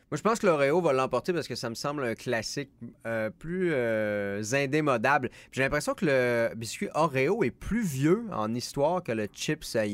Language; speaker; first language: French; native; French